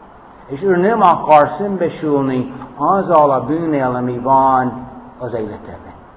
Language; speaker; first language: Hungarian; non-native, fluent; English